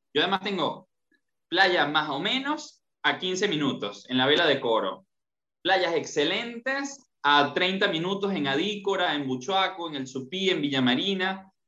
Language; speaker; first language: Spanish; native; Spanish